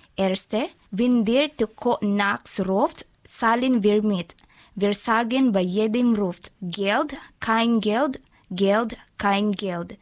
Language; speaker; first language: German; non-native, learner; Filipino